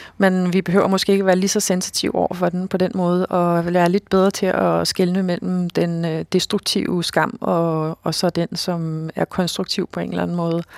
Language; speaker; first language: Danish; native; Danish